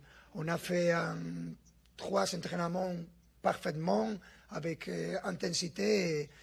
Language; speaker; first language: French; non-native, fluent; Spanish